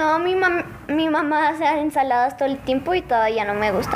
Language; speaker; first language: Spanish; early bilingual, heritage; Spanish